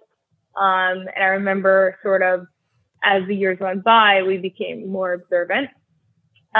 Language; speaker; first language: English; early bilingual, other home language; Russian